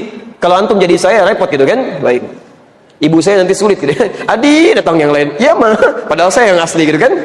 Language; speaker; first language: Indonesian; native; Indonesian